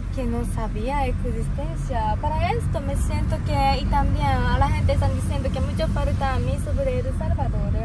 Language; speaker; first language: Spanish; non-native, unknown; Japanese